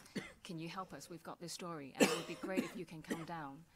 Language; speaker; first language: English; non-native, local second language; Cantonese